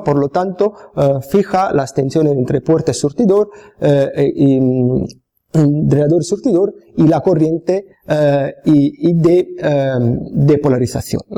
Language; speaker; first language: Spanish; non-native, fluent; Italian